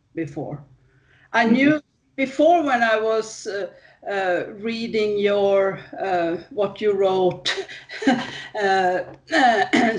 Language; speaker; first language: English; non-native, fluent; Swedish